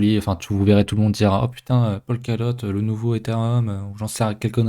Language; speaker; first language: French; native; French